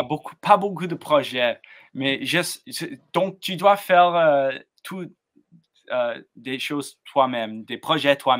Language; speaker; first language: French; non-native, learner; English